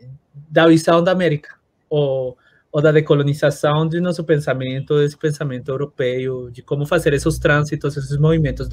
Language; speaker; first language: Portuguese; non-native, fluent; Spanish